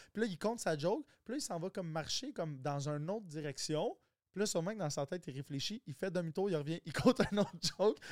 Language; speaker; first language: French; native; French